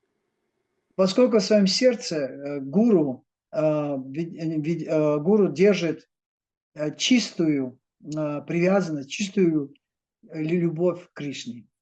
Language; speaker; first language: Russian; native; Russian